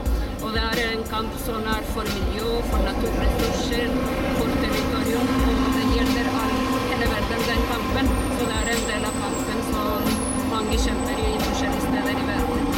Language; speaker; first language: Norwegian; non-native, fluent; Spanish